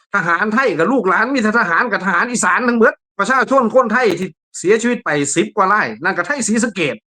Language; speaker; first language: Thai; native; Thai